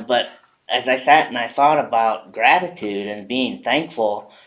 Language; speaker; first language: English; native; English